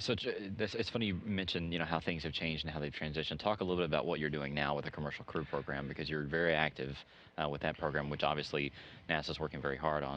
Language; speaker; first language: English; native; English